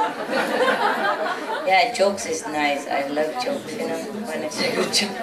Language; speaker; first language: English; non-native, fluent; Vietnamese